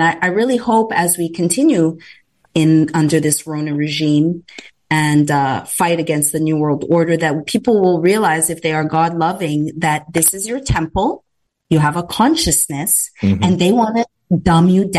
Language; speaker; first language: English; native; English